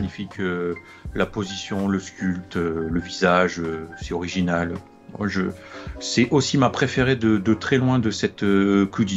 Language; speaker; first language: French; native; French